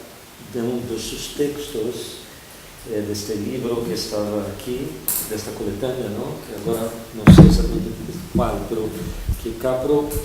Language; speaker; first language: Spanish; non-native, fluent; Portuguese